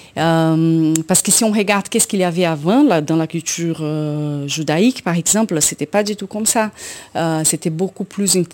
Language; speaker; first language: French; non-native, fluent; Portuguese